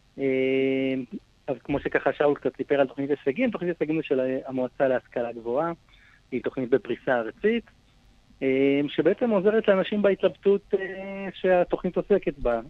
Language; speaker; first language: Hebrew; native; Hebrew